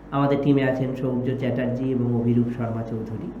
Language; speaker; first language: Bangla; native; Bangla